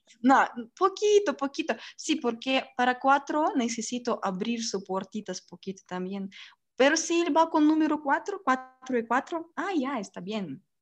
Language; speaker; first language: Spanish; non-native, learner; Russian